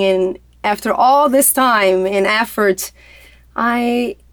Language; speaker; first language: English; non-native, fluent; Portuguese